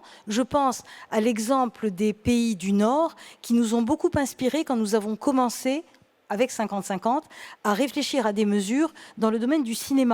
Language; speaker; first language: French; native; French